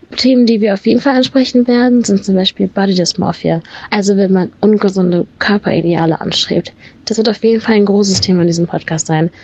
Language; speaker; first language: German; native; German